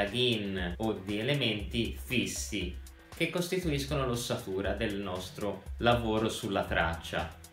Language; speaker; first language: Italian; native; Italian